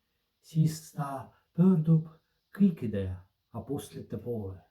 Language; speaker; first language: Estonian; non-native, fluent; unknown